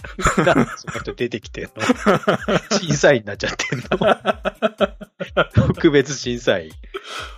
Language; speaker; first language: Japanese; native; Japanese